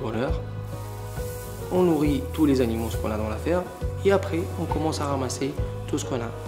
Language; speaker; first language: French; non-native, local second language; Arabic